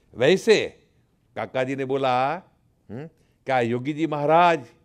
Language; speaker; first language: Hindi; non-native, local second language; Gujarati